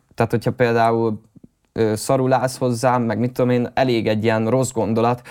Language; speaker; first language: Hungarian; native; Hungarian